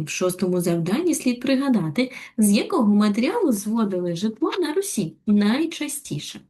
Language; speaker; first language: Ukrainian; native; Ukrainian